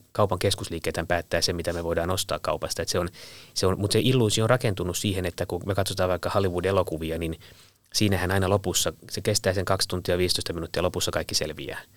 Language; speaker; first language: Finnish; native; Finnish